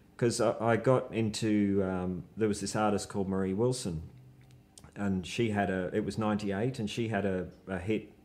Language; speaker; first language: English; native; English